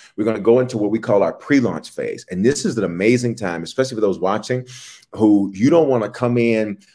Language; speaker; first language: English; native; English